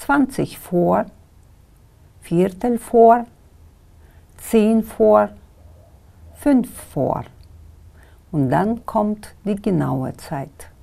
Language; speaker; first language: German; non-native, fluent; Kyrgyz